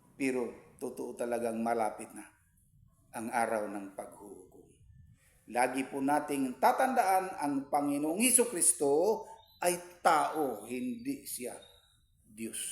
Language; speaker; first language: Filipino; non-native, local second language; Cebuano